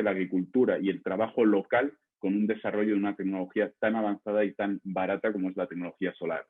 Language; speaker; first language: Spanish; native; Spanish